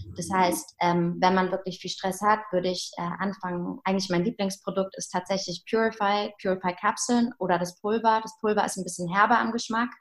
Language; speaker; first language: German; native; German